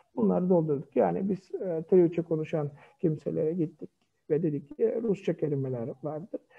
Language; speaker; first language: Turkish; non-native, fluent; Kyrgyz